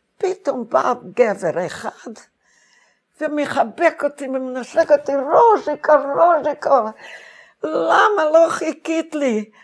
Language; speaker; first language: Hebrew; non-native, fluent; Hungarian